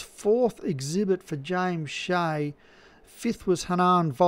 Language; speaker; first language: English; native; English